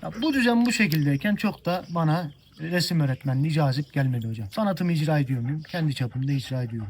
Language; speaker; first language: Turkish; native; Turkish